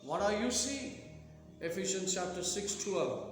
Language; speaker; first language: English; non-native, local second language; Hindi